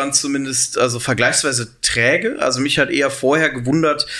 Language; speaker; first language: German; native; German